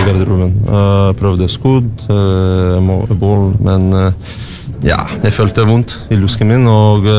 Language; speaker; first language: Norwegian; non-native, learner; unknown